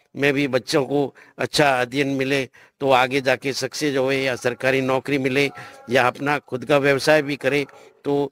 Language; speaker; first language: Hindi; native; Hindi